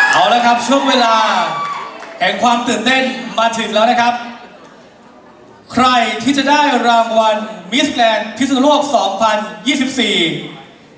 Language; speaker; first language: Thai; native; Thai